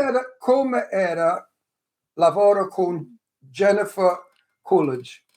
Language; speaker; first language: Italian; early bilingual, heritage; English